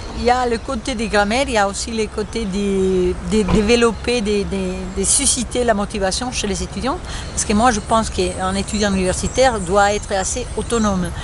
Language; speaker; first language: French; non-native, fluent; Spanish